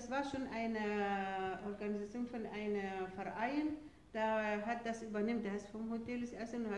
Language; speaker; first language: German; non-native, fluent; Arabic